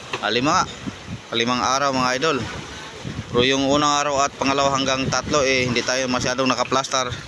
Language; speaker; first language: Filipino; non-native, local second language; Cebuano